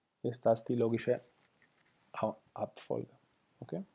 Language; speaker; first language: German; non-native, fluent; Spanish